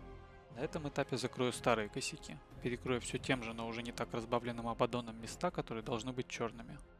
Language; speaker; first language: Russian; native; Russian